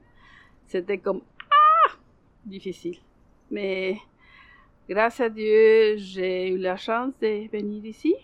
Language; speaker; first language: French; non-native, learner; Spanish